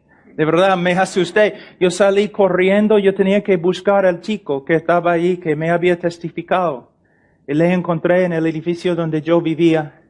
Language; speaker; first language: Spanish; non-native, fluent; English